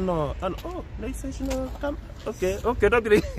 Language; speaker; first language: Czech; non-native, learner; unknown